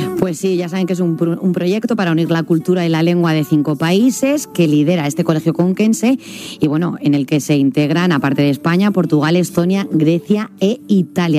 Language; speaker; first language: Spanish; native; Spanish